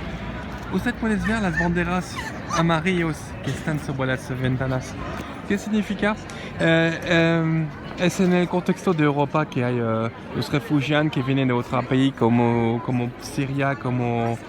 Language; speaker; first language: Spanish; non-native, learner; French